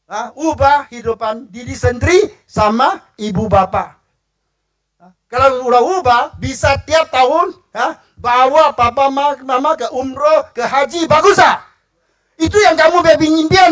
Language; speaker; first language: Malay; non-native, local second language; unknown